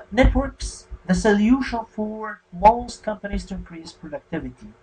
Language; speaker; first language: English; non-native, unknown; Arabic